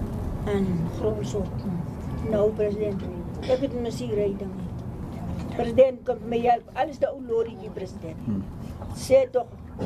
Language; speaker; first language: Dutch; non-native, local second language; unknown